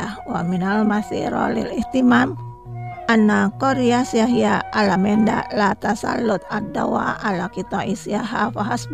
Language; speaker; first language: Arabic; non-native, fluent; Indonesian